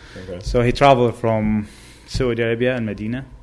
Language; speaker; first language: English; non-native, fluent; Arabic